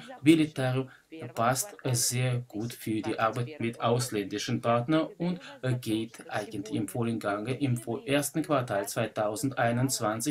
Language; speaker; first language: German; non-native, fluent; Russian